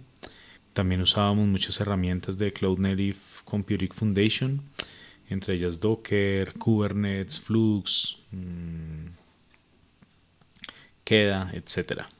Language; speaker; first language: Spanish; native; Spanish